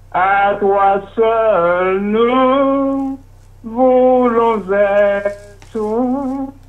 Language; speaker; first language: French; non-native, local second language; Haitian Creole